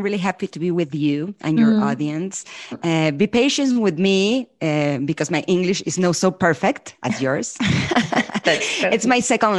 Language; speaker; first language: English; non-native, fluent; Spanish